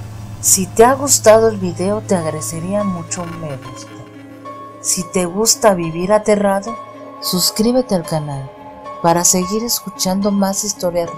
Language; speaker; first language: Spanish; native; Spanish